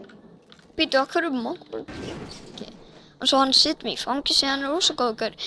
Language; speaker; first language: Icelandic; early bilingual, heritage; Icelandic